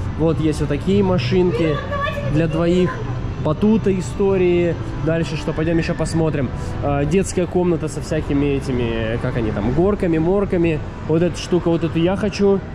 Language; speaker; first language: Russian; native; Russian